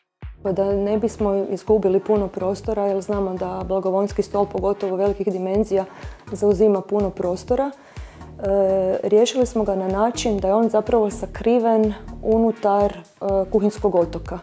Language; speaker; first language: Croatian; native; Croatian